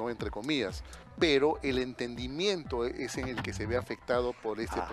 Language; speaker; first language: Spanish; native; Spanish